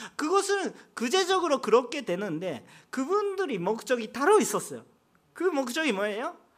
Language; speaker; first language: Korean; non-native, fluent; Japanese